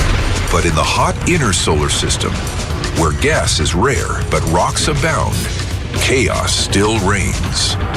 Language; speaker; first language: English; native; English